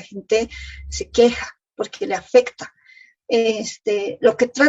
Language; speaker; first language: Spanish; native; Spanish